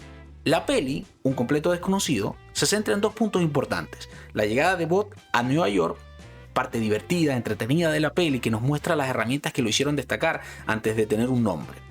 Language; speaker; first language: Spanish; native; Spanish